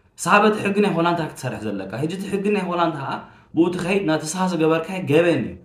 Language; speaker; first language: Tigrinya; early bilingual, heritage; Tigrinya